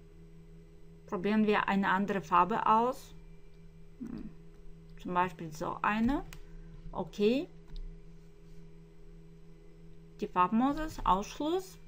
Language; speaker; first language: German; non-native, fluent; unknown